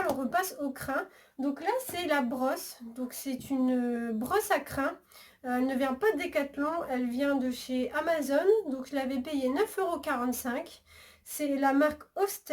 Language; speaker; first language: French; native; French